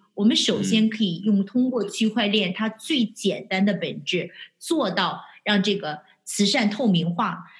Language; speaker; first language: Chinese; native; Chinese